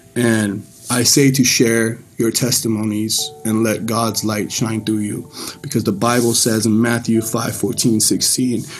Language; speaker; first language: English; early bilingual, other home language; Persian